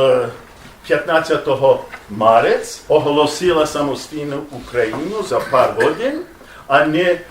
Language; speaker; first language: Ukrainian; non-native, learner; English